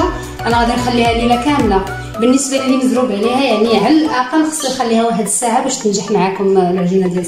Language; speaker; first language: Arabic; native; Arabic